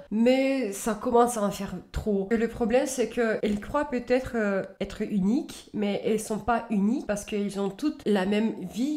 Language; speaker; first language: French; native; French